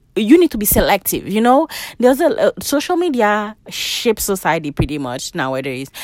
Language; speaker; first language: English; non-native, fluent; Haitian Creole